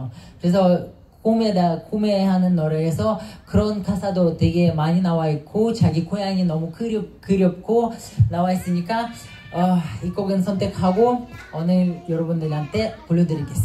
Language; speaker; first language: Korean; non-native, fluent; Ukrainian